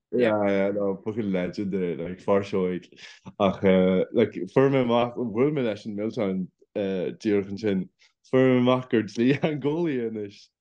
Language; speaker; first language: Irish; non-native, local second language; English